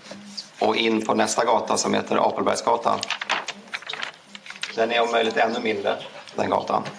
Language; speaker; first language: Swedish; native; Swedish